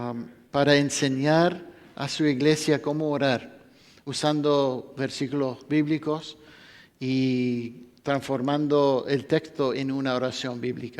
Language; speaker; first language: Spanish; non-native, fluent; English